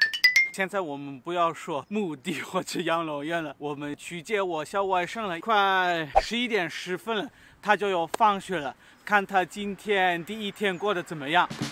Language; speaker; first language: Chinese; non-native, fluent; German